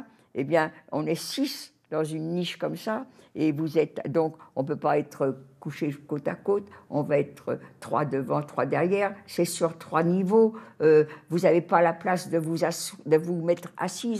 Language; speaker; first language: French; native; French